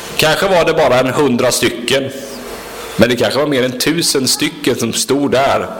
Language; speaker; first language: Swedish; native; Swedish